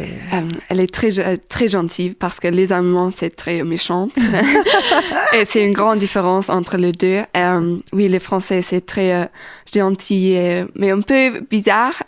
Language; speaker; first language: French; non-native, learner; German